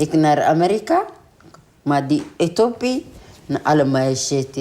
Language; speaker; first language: Dutch; non-native, learner; Tigrinya